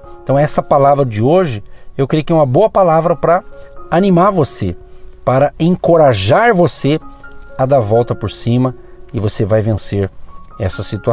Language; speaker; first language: Portuguese; native; Portuguese